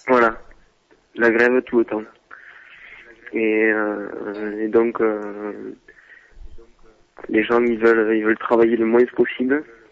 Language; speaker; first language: French; native; French